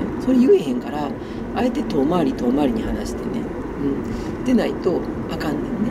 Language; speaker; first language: Japanese; native; Japanese